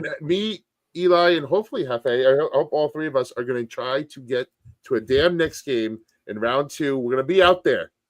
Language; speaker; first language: English; native; English